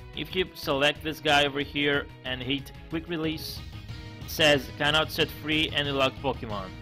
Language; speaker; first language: English; non-native, fluent; Greek